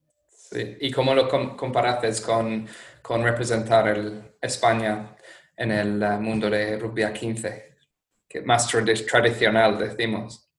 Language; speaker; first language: Spanish; non-native, fluent; English